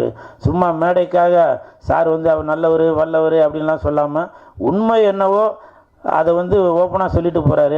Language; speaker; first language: Tamil; native; Tamil